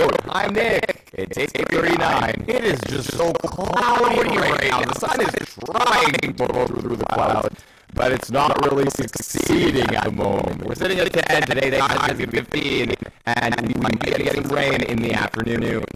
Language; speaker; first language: English; native; English